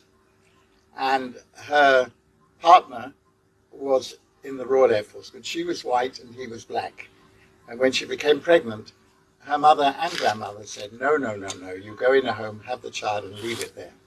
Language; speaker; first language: English; native; English